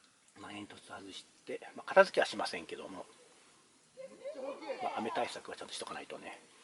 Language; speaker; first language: Japanese; native; Japanese